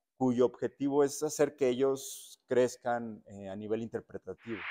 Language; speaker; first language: Spanish; native; Spanish